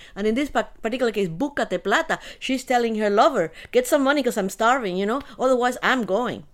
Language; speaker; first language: English; early bilingual, other home language; Spanish